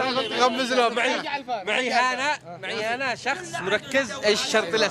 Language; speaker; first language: Arabic; native; Arabic